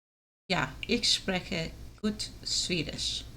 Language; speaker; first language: German; non-native, learner; English